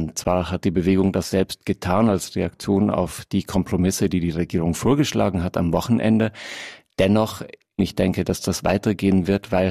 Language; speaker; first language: German; native; German